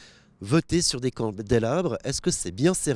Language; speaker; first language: French; native; French